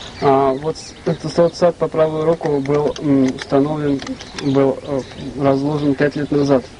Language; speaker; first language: Russian; native; Russian